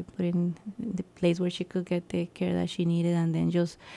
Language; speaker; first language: English; non-native, fluent; Spanish